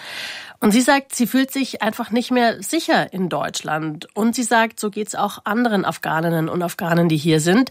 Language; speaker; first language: German; native; German